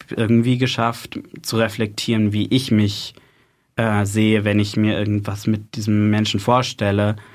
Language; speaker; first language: German; native; German